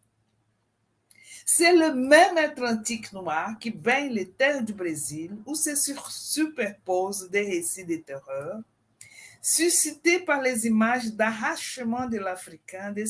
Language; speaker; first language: French; non-native, fluent; Portuguese